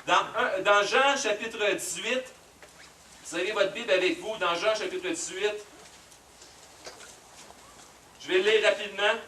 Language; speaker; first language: French; native; French